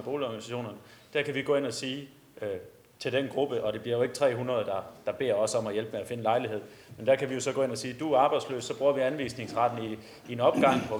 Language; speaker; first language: Danish; native; Danish